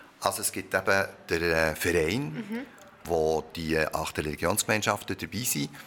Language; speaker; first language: German; early bilingual, other home language; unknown